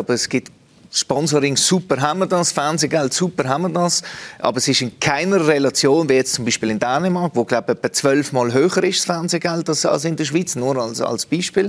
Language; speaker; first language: German; native; German